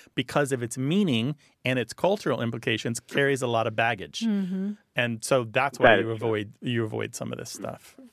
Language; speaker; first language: English; native; English